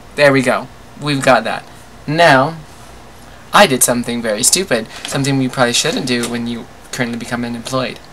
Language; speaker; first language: English; native; English